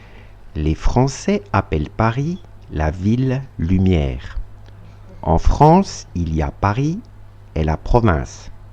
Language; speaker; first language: French; non-native, fluent; Russian